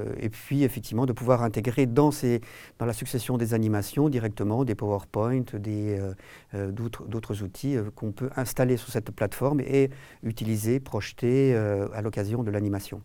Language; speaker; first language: French; native; French